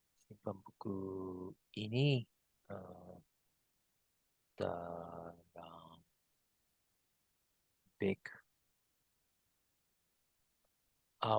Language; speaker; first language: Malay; non-native, fluent; Japanese